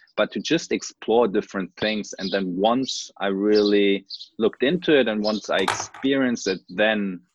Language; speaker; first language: English; non-native, fluent; German